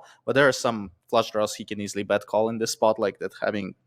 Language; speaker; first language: English; non-native, fluent; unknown